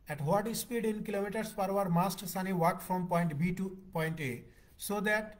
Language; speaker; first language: English; non-native, local second language; Bangla